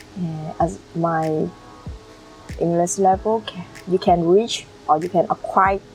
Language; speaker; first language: English; non-native, learner; Vietnamese